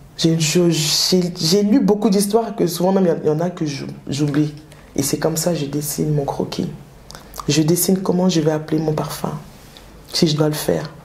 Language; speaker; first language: French; early bilingual, other home language; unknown